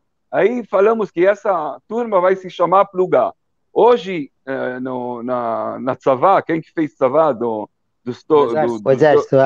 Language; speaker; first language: Portuguese; early bilingual, heritage; Portuguese